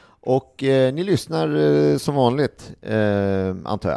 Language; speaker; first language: Swedish; native; Swedish